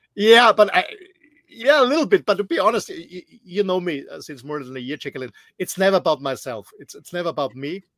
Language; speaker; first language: English; non-native, fluent; German